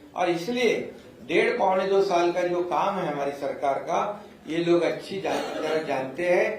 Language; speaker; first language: Hindi; non-native, local second language; Marathi